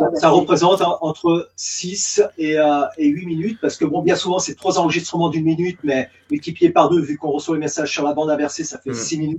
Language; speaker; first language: French; native; French